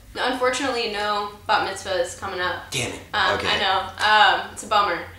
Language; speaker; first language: English; native; English